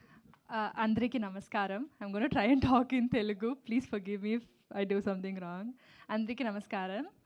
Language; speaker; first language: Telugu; non-native, learner; Tamil